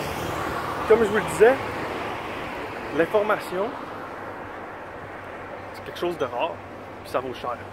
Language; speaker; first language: French; native; French